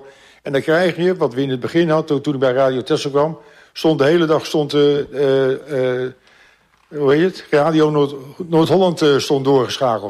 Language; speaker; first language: Dutch; native; Dutch